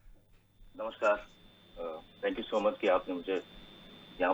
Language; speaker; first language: Hindi; native; Hindi